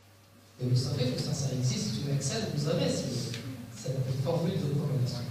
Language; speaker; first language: French; non-native, local second language; Arabic